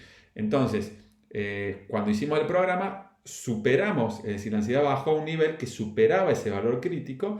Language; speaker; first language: Spanish; native; Spanish